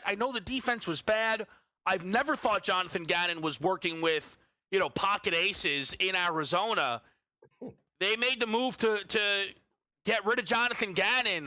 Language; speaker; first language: English; native; English